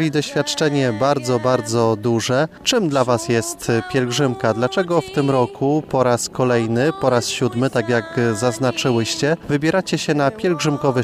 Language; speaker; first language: Polish; native; Polish